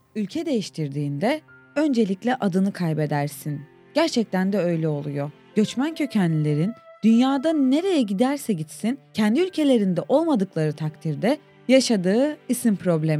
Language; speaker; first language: Turkish; native; Turkish